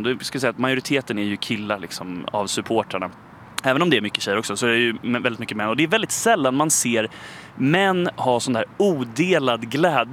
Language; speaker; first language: Swedish; native; Swedish